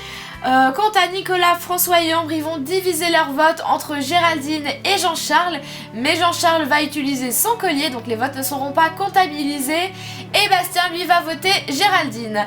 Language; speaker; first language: French; native; French